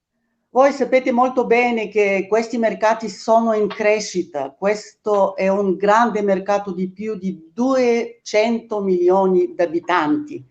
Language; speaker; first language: Italian; non-native, fluent; Bulgarian